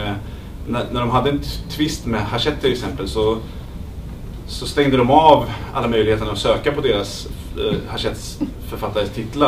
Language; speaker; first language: Swedish; native; Swedish